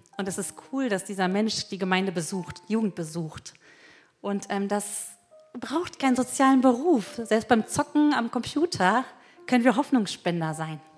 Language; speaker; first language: German; native; German